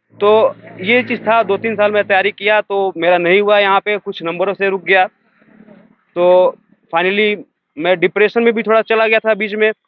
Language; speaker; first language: Hindi; native; Hindi